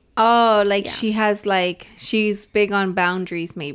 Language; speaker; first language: English; early bilingual, other home language; Spanish